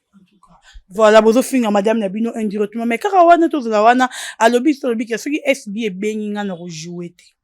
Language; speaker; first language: Lingala; native; Lingala